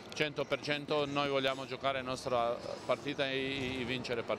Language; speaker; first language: Italian; non-native, fluent; Croatian